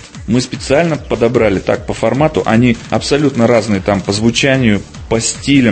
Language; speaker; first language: Russian; native; Russian